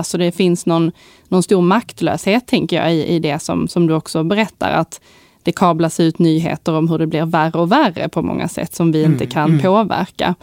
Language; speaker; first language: Swedish; native; Swedish